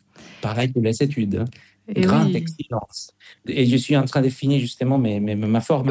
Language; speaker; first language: French; non-native, fluent; Spanish